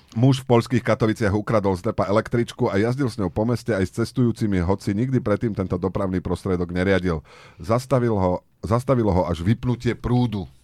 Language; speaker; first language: Slovak; native; Slovak